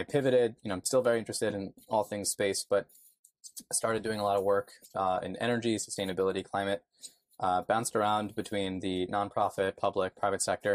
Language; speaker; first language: English; native; English